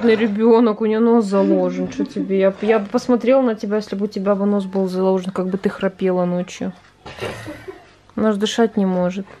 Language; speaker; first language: Russian; native; Russian